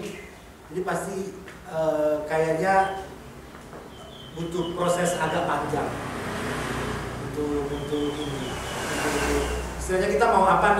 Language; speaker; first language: Indonesian; native; Indonesian